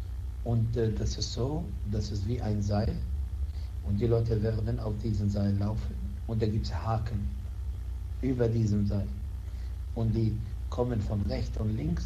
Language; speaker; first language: German; non-native, fluent; Arabic